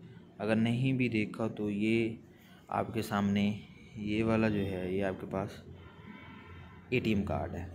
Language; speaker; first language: Hindi; non-native, local second language; Punjabi